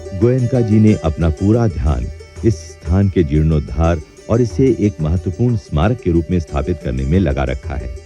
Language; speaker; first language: Hindi; native; Hindi